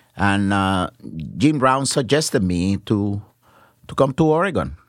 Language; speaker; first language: English; non-native, fluent; Spanish